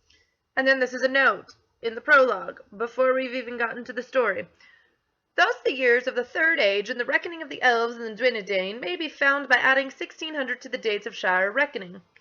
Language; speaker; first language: English; native; English